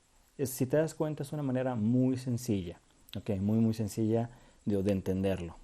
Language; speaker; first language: Spanish; native; Spanish